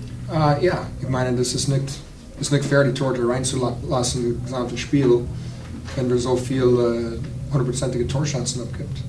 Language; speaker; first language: German; non-native, fluent; English